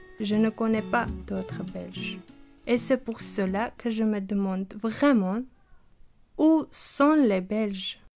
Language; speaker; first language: French; non-native, learner; Armenian